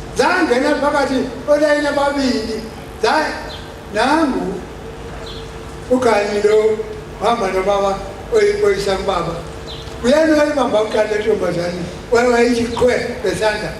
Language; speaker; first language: Zulu; native; Zulu